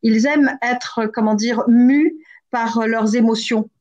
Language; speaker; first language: French; native; French